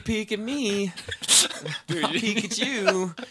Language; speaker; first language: English; native; English